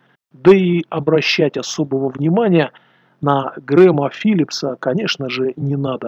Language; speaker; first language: Russian; native; Russian